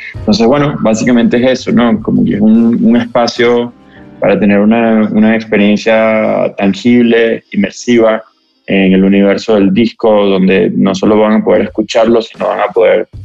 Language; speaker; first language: Spanish; native; Spanish